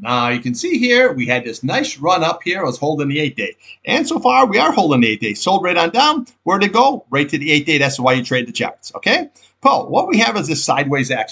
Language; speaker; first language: English; native; English